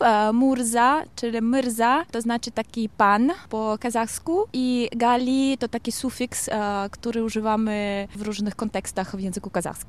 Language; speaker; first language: Polish; non-native, learner; Kazakh